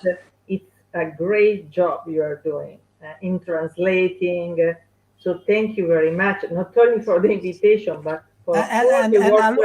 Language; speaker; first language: English; non-native, fluent; Italian